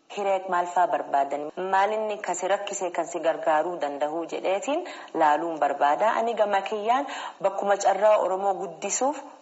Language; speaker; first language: Oromo; early bilingual, heritage; Oromo